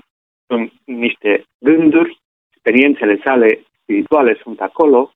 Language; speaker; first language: Romanian; non-native, fluent; Spanish